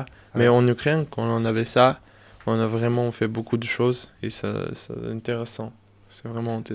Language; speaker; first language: French; non-native, learner; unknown